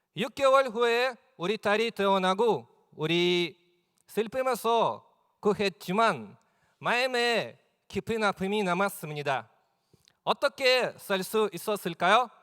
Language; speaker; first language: Korean; non-native, learner; Russian